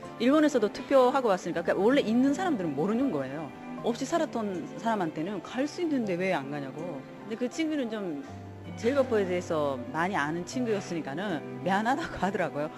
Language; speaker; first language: Korean; early bilingual, heritage; Korean